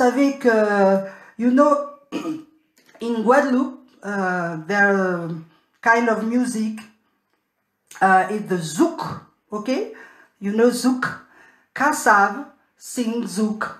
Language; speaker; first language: English; non-native, learner; French